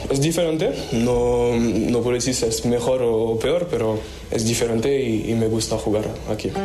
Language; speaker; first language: Spanish; non-native, learner; French